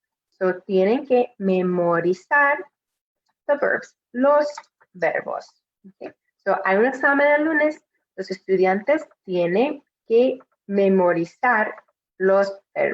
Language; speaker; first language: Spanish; non-native, fluent; English